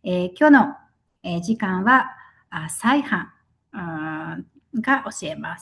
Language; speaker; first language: Japanese; non-native, fluent; Mongolian